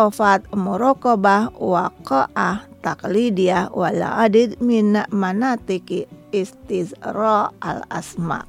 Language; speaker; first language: Arabic; non-native, fluent; Indonesian